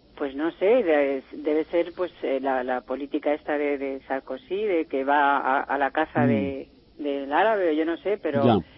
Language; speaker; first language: Spanish; native; Spanish